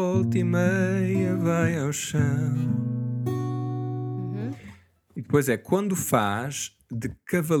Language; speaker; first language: Portuguese; native; Portuguese